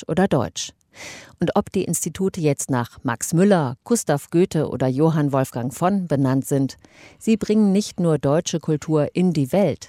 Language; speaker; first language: German; native; German